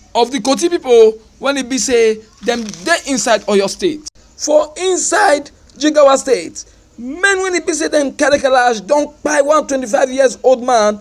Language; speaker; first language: Nigerian Pidgin; native; Nigerian Pidgin